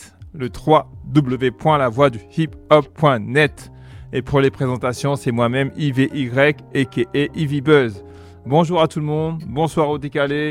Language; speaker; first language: French; native; French